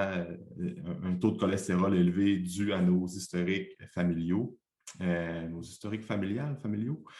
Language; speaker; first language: French; native; French